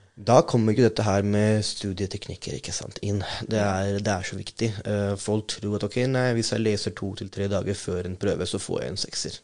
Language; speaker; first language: Norwegian; non-native, fluent; Urdu